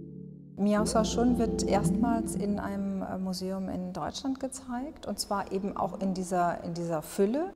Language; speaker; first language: German; native; German